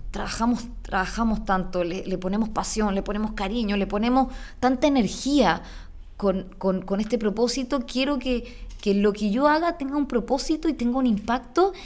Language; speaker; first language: Spanish; native; Spanish